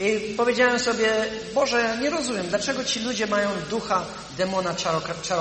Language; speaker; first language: Polish; native; Polish